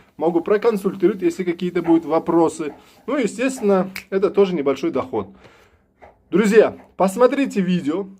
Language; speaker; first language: Russian; non-native, local second language; Uzbek